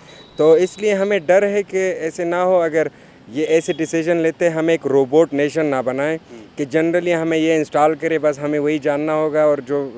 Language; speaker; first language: Hindi; non-native, fluent; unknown